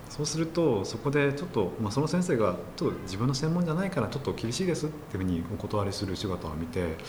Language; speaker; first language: Japanese; native; Japanese